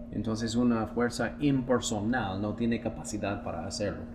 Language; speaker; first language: Spanish; non-native, fluent; English